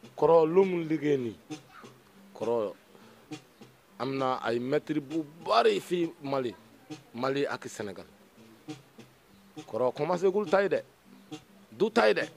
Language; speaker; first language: Wolof; non-native, learner; Bambara